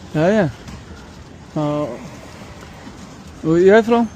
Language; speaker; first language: English; non-native, learner; Tajik